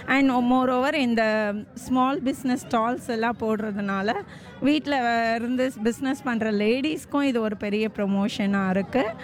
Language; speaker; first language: Tamil; native; Tamil